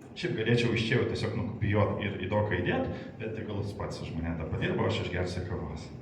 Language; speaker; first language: Lithuanian; non-native, local second language; Polish